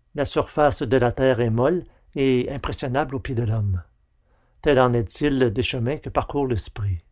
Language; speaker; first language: French; native; French